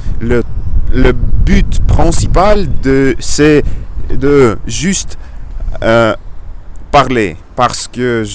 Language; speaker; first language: French; non-native, learner; Russian